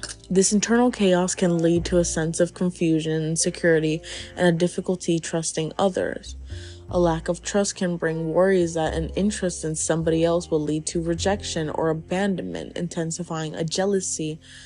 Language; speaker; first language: English; non-native, local second language; Spanish